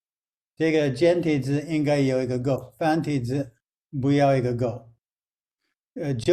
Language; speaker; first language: Chinese; non-native, fluent; English